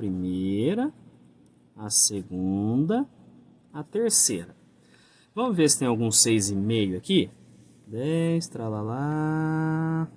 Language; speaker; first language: Portuguese; native; Portuguese